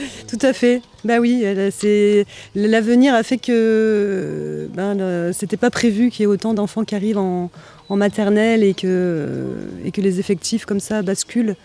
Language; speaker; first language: French; native; French